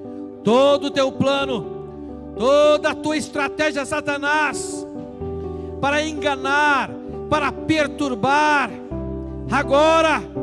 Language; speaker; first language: Portuguese; native; Portuguese